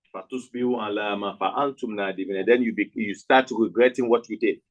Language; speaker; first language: English; non-native, local second language; Yoruba